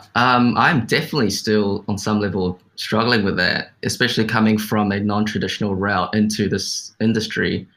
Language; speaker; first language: English; native; English